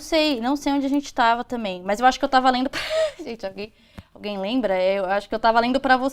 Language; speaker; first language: Portuguese; native; Portuguese